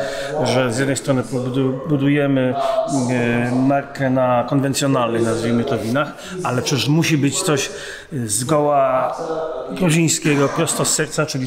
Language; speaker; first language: Polish; native; Polish